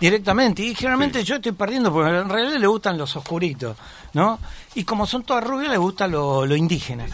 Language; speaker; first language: Spanish; native; Spanish